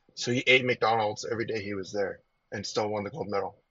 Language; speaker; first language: English; early bilingual, other home language; Chinese